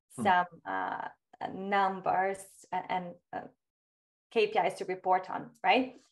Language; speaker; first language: English; non-native, fluent; Portuguese